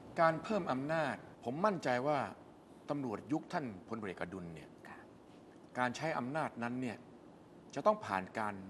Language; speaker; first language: Thai; native; Thai